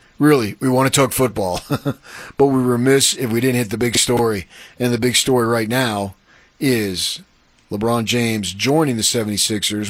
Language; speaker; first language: English; native; English